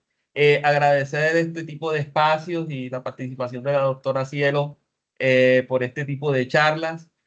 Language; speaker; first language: Spanish; native; Spanish